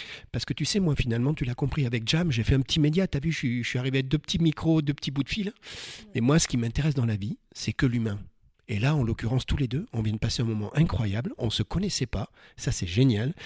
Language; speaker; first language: French; native; French